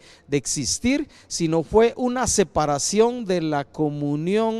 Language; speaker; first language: Spanish; native; Spanish